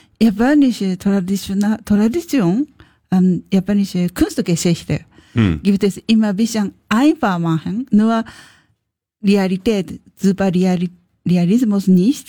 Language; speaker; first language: German; non-native, learner; Japanese